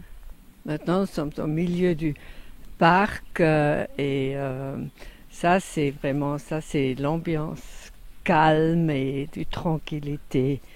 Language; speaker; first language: French; non-native, fluent; German